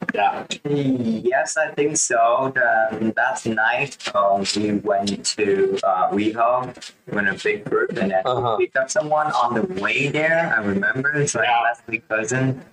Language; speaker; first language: English; non-native, learner; Vietnamese